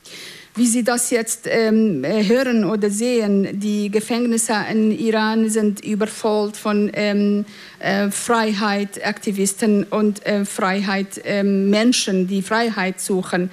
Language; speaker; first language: German; non-native, fluent; Central Kurdish